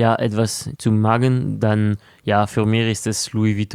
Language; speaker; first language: German; non-native, local second language; French